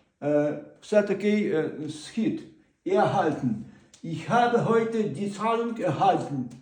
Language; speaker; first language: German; non-native, learner; Ukrainian